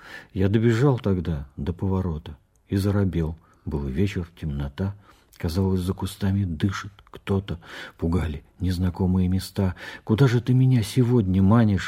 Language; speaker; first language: Russian; native; Russian